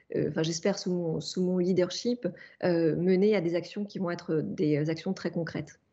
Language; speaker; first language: French; native; French